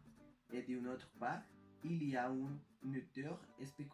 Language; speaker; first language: French; non-native, learner; Spanish